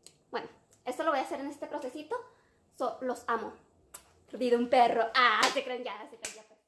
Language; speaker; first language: Spanish; early bilingual, heritage; Spanish